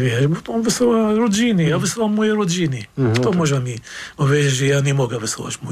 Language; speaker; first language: Polish; non-native, fluent; Arabic